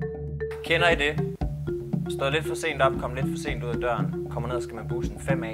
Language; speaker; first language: Danish; native; Danish